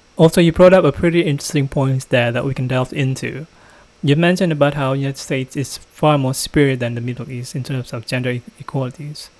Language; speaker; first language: English; non-native, fluent; Indonesian